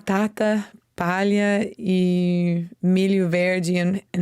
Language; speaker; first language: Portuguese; non-native, learner; English